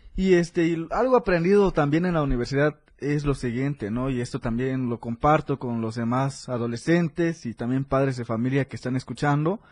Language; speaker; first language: Spanish; native; Spanish